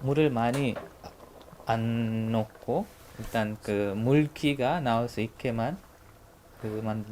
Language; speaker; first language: Korean; non-native, learner; Hungarian